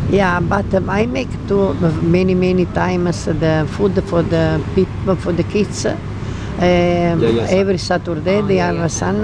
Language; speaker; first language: English; non-native, learner; Italian